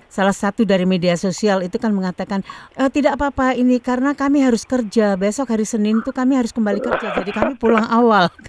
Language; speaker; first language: Indonesian; native; Indonesian